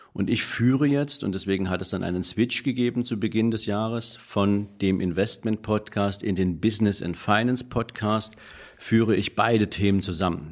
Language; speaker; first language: German; native; German